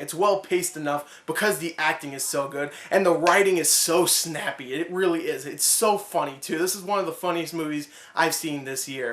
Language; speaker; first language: English; native; English